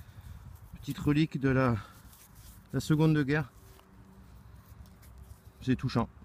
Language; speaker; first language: French; native; French